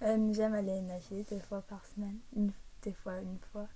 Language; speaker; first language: French; early bilingual, heritage; English